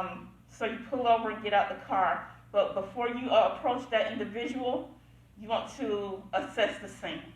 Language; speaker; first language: English; native; English